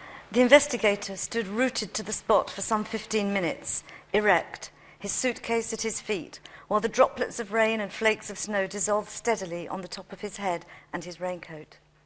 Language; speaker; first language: English; native; English